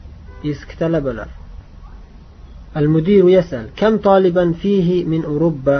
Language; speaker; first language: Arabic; non-native, fluent; Uzbek